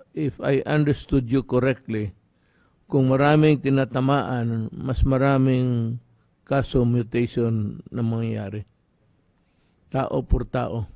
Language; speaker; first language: Filipino; non-native, local second language; Cebuano